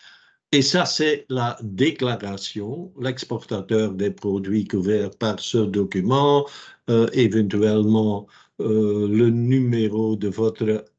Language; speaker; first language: French; non-native, local second language; Dutch